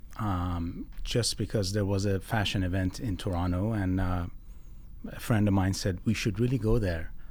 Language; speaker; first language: English; non-native, fluent; Persian